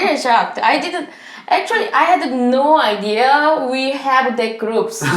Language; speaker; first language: English; non-native, learner; Korean